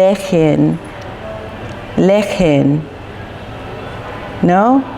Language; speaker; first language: German; non-native, learner; English